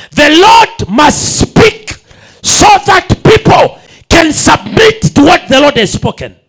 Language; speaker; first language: English; non-native, local second language; Swahili